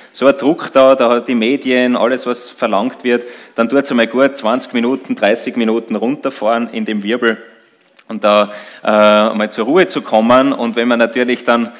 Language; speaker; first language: German; native; German